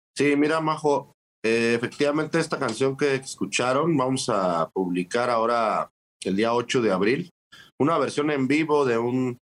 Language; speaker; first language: Spanish; native; Spanish